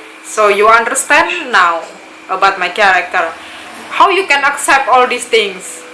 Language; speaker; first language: English; non-native, local second language; Indonesian